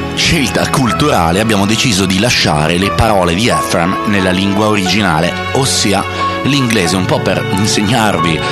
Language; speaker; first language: Italian; native; Italian